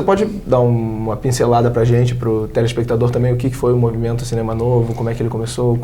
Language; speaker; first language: Portuguese; native; Portuguese